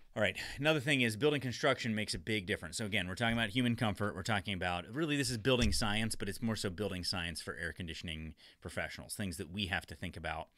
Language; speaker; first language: English; native; English